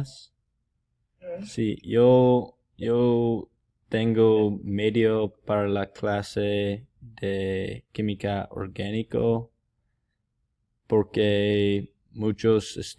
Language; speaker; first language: Spanish; non-native, learner; English